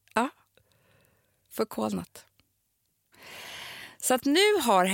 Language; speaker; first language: Swedish; native; Swedish